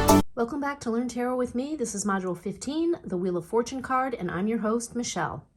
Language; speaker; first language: English; native; English